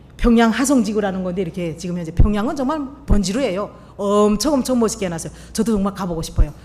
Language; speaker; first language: Korean; native; Korean